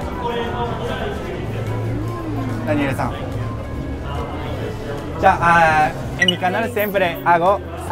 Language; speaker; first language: Spanish; non-native, learner; Japanese